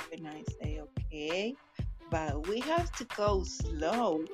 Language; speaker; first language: English; non-native, learner; Spanish